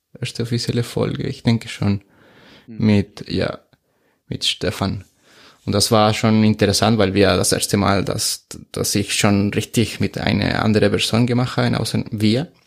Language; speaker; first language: German; non-native, fluent; Spanish